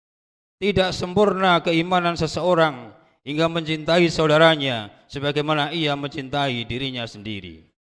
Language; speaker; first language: Indonesian; native; Indonesian